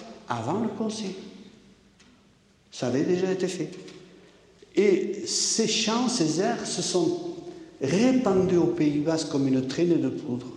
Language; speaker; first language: French; native; French